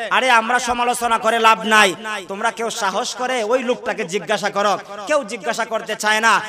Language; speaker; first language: Bangla; non-native, local second language; Sylheti